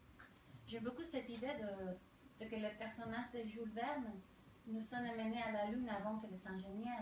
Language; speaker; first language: French; non-native, fluent; Spanish